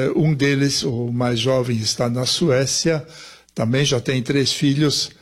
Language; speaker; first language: Portuguese; early bilingual, other home language; German